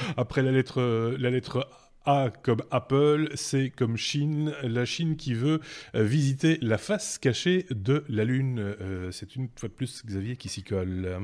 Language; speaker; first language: French; native; French